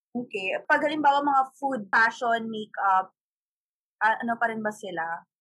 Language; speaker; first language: Filipino; non-native, local second language; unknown